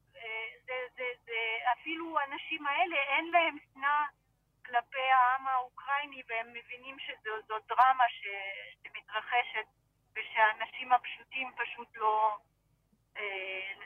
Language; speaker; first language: Hebrew; non-native, fluent; Russian